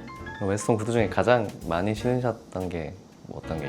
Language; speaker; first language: Korean; native; Korean